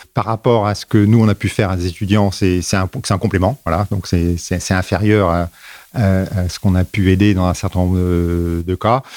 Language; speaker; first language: French; native; French